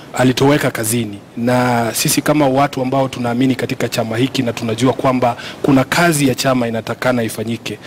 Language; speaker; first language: Swahili; non-native, local second language; Luyia